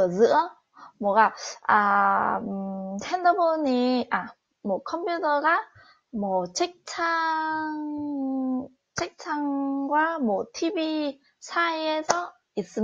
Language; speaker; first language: Korean; non-native, fluent; Vietnamese